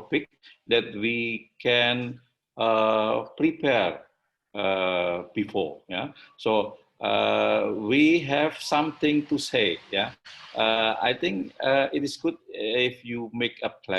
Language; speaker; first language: English; non-native, learner; Indonesian